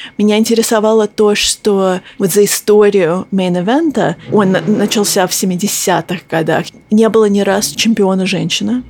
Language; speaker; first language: Russian; early bilingual, heritage; Russian